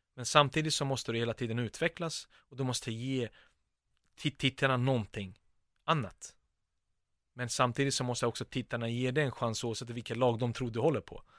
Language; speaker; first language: Swedish; early bilingual, other home language; Bosnian